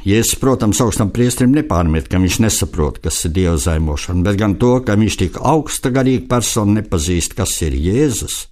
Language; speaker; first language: Latvian; native; Latvian